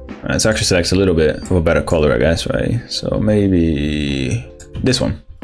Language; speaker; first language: English; non-native, fluent; Portuguese